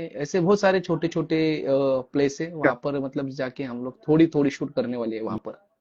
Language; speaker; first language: Hindi; non-native, local second language; Marathi